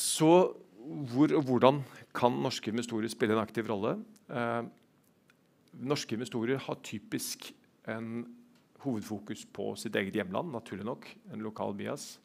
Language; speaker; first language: Norwegian; native; Norwegian